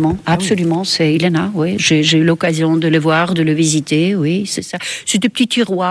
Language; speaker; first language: French; non-native, fluent; Estonian